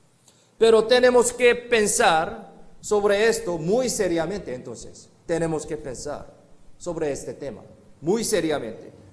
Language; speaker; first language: Spanish; non-native, learner; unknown